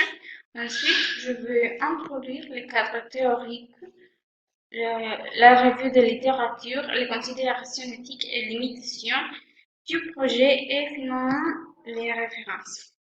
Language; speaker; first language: French; non-native, fluent; Spanish